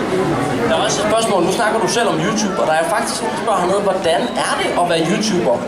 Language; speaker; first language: Danish; native; Danish